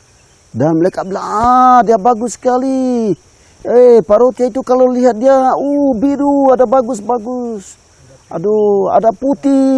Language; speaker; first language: Indonesian; non-native, local second language; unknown